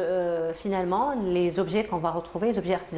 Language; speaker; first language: French; native; French